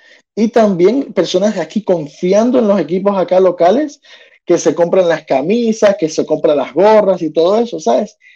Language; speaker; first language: Spanish; early bilingual, heritage; Spanish